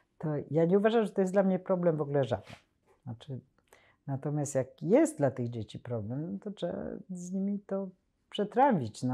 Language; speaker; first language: Polish; native; Polish